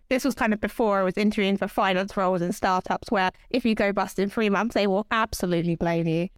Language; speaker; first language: English; native; English